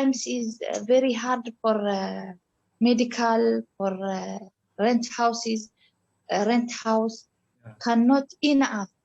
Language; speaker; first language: English; non-native, learner; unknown